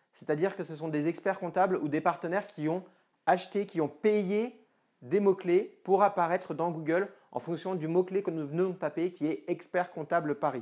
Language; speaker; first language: French; native; French